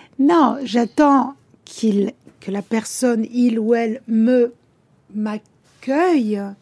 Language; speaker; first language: French; early bilingual, other home language; Italian